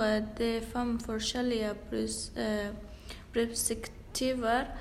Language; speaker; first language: Norwegian; non-native, local second language; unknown